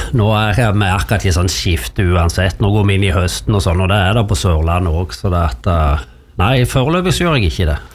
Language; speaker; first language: Norwegian; native; Norwegian